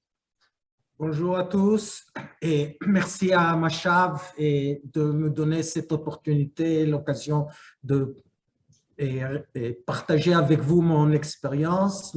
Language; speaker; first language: French; non-native, fluent; Hebrew